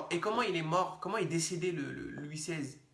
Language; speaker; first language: French; native; French